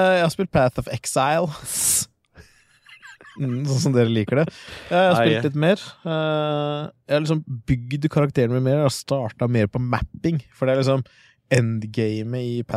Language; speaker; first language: Norwegian; native; Norwegian